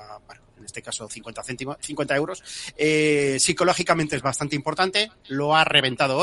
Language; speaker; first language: Spanish; native; Spanish